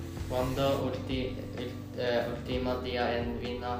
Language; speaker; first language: Spanish; non-native, learner; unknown